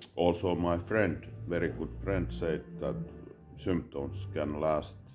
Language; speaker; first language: English; non-native, learner; Finnish